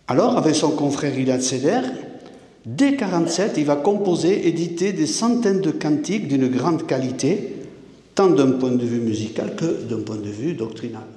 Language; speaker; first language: French; native; French